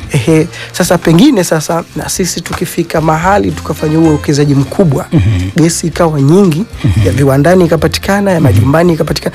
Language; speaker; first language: Swahili; native; Swahili